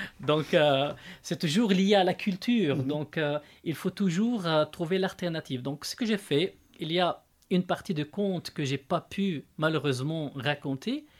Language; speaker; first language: French; non-native, local second language; Arabic